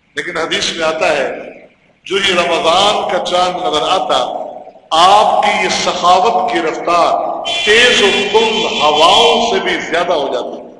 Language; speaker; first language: Urdu; native; Urdu